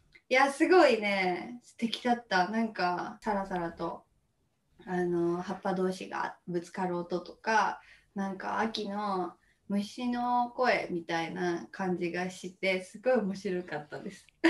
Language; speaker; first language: Japanese; native; Japanese